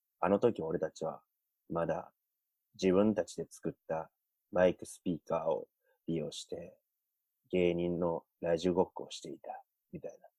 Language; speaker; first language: Japanese; native; Japanese